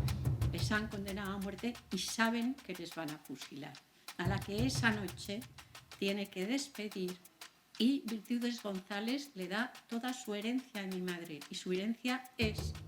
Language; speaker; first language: Spanish; native; Spanish